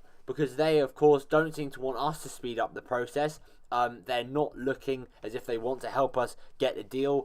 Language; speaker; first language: English; native; English